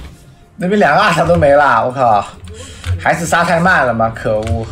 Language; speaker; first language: Chinese; native; Chinese